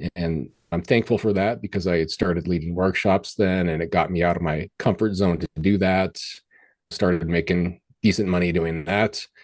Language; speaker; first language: English; native; English